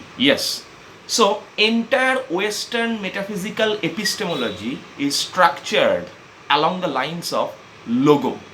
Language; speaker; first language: English; non-native, local second language; Bangla